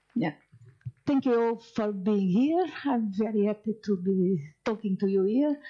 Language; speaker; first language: English; non-native, fluent; Portuguese